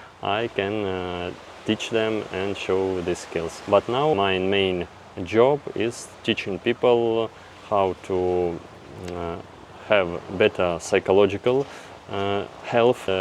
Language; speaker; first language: English; non-native, fluent; Russian